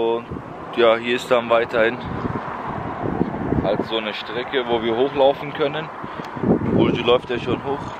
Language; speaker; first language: German; early bilingual, other home language; Turkish